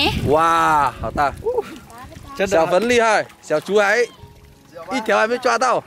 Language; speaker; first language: Chinese; non-native, learner; Vietnamese